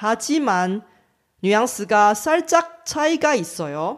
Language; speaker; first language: Korean; non-native, fluent; Chinese